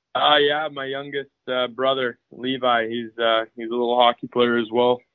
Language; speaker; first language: English; native; English